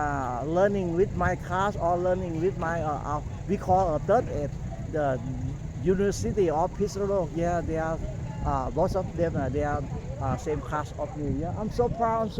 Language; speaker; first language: English; non-native, learner; Thai